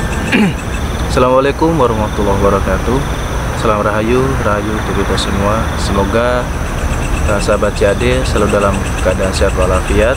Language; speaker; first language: Indonesian; non-native, local second language; Sundanese